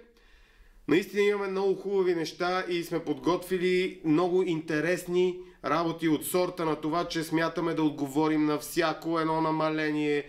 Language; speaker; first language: Bulgarian; native; Bulgarian